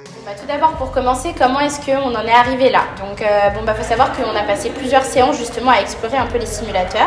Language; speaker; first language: French; native; French